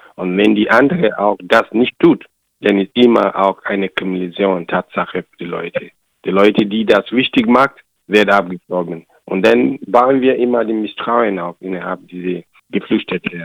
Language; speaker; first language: German; non-native, learner; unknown